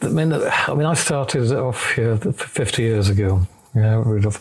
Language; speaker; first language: English; native; English